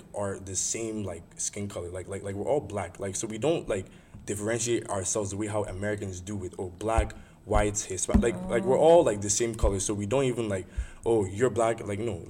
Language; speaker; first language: English; non-native, local second language; Igbo